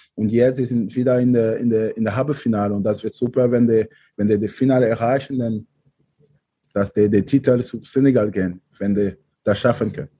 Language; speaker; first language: German; non-native, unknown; French